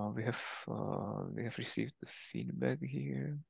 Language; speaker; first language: English; non-native, fluent; Czech